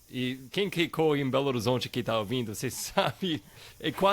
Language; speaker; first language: Portuguese; non-native, fluent; English